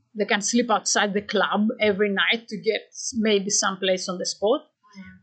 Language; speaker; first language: English; non-native, fluent; Greek